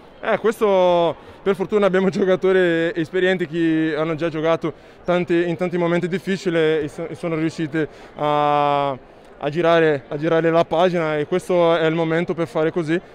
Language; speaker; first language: Italian; non-native, learner; Slovenian